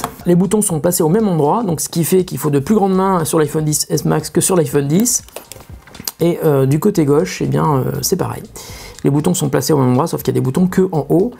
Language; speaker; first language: French; native; French